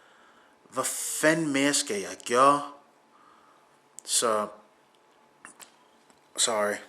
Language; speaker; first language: Danish; non-native, learner; English